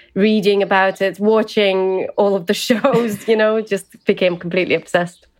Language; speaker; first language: English; early bilingual, other home language; Ukrainian